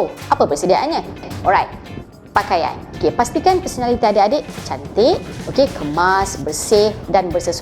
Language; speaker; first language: Malay; native; Malay